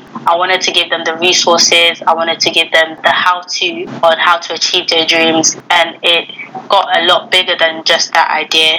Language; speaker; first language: English; native; English